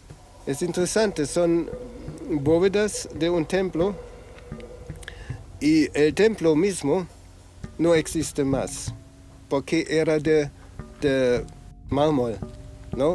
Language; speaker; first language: Spanish; non-native, fluent; German